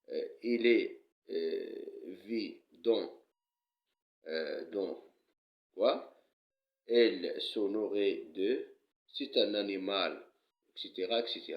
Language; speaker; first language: French; non-native, local second language; Arabic